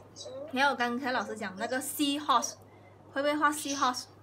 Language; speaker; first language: Chinese; native; Chinese